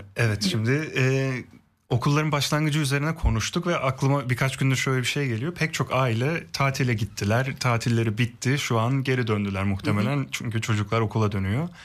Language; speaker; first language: Turkish; early bilingual, other home language; German